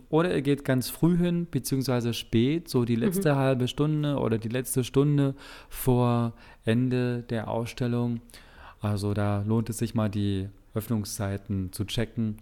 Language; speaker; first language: German; native; German